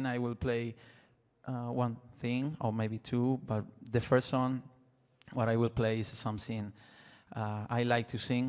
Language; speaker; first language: English; non-native, learner; Spanish